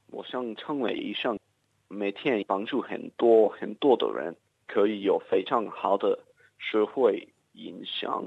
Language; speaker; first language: Chinese; non-native, learner; English